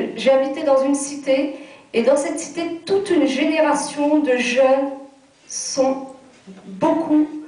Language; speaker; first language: French; early bilingual, other home language; Arabic